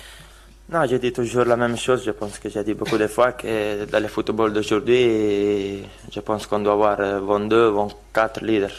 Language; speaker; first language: French; non-native, fluent; Italian